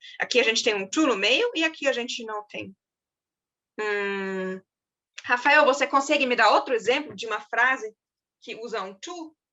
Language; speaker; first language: Portuguese; non-native, fluent; German